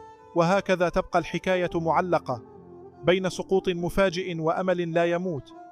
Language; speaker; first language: Arabic; native; Arabic